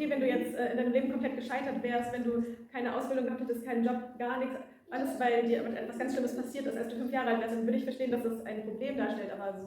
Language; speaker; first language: German; native; German